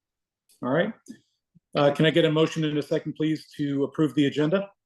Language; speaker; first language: English; native; English